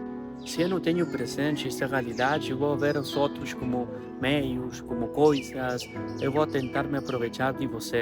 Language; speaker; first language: Portuguese; non-native, fluent; Spanish